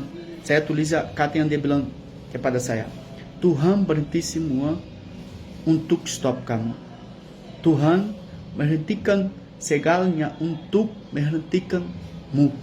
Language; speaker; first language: Indonesian; non-native, learner; Portuguese